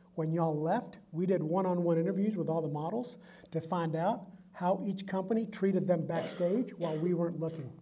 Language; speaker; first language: English; early bilingual, other home language; Spanish